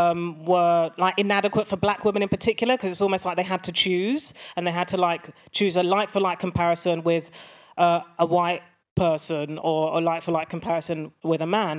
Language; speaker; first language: English; native; English